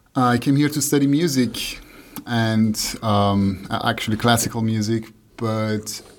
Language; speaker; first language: English; non-native, fluent; Persian